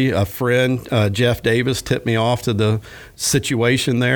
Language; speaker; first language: English; native; English